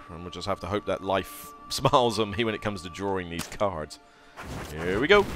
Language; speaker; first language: English; native; English